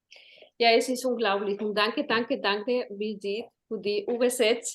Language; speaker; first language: German; non-native, learner; Spanish